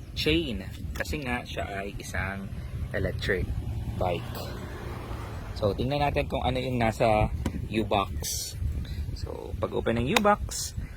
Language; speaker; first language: Filipino; non-native, local second language; Bikol